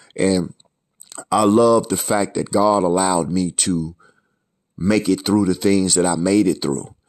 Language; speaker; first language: English; native; English